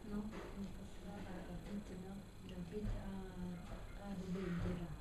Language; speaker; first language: French; non-native, local second language; Kinyarwanda